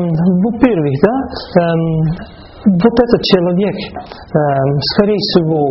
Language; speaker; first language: Russian; non-native, fluent; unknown